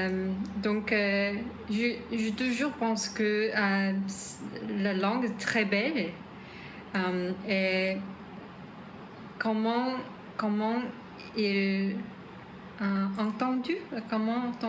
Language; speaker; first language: French; non-native, learner; Korean